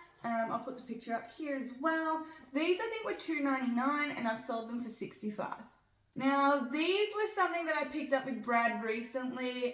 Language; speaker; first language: English; native; English